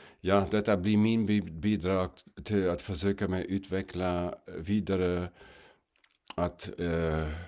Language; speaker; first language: Swedish; non-native, fluent; German